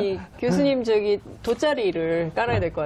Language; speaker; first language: Korean; native; Korean